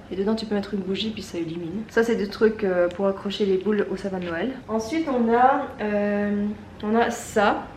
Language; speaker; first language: French; native; French